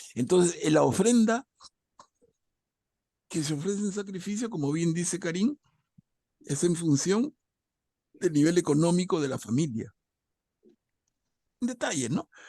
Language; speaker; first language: Spanish; native; Spanish